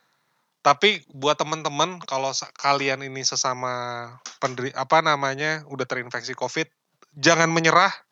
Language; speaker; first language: Indonesian; native; Indonesian